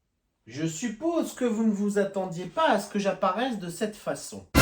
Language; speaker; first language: French; native; French